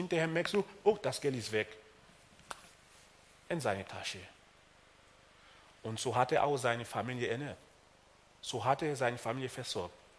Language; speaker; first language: German; non-native, fluent; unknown